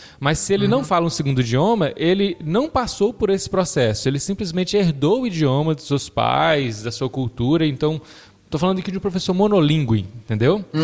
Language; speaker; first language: Portuguese; native; Portuguese